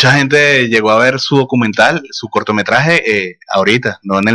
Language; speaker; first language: Spanish; native; Spanish